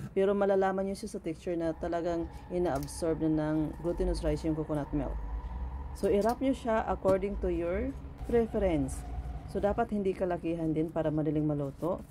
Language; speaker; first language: Filipino; non-native, local second language; Cebuano